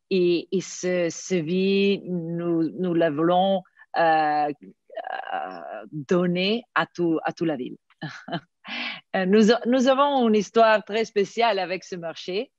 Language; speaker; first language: French; non-native, fluent; Italian